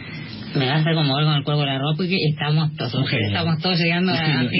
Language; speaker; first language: Spanish; native; Spanish